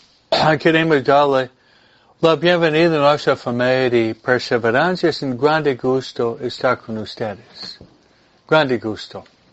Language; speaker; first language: Spanish; non-native, learner; English